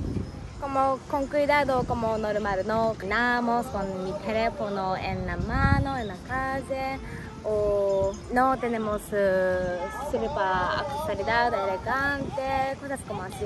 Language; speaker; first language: Spanish; non-native, learner; Japanese